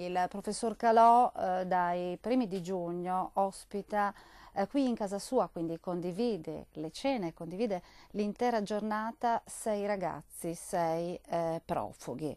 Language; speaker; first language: Italian; native; Italian